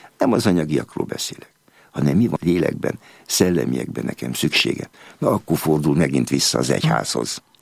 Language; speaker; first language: Hungarian; native; Hungarian